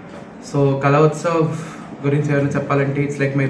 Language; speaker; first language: Telugu; native; Telugu